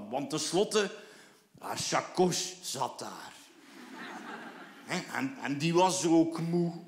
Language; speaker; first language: Dutch; native; Dutch